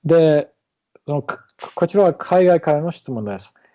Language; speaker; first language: Japanese; non-native, learner; English